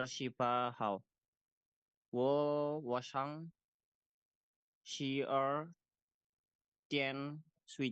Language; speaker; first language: Chinese; non-native, learner; Indonesian